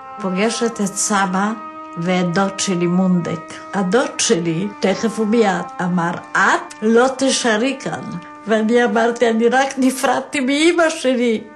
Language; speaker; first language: Hebrew; non-native, fluent; Polish